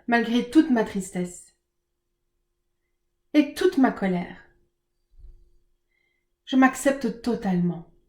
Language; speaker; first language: French; native; French